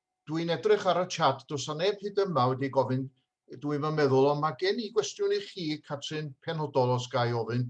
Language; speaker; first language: Welsh; native; Welsh